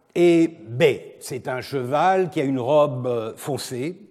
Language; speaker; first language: French; non-native, fluent; Turkish